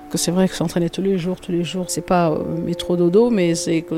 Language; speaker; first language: French; native; French